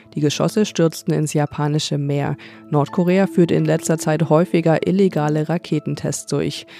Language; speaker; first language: German; native; German